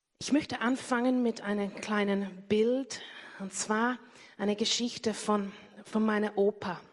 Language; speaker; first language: German; non-native, fluent; English